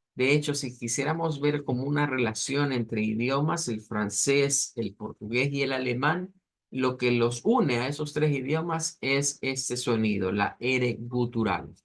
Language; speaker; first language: Spanish; native; Spanish